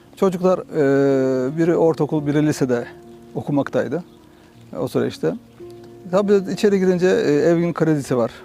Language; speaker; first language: Turkish; native; Turkish